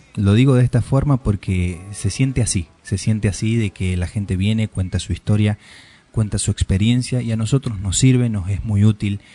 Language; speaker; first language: Spanish; native; Spanish